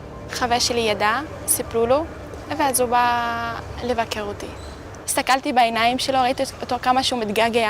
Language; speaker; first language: Hebrew; non-native, local second language; Arabic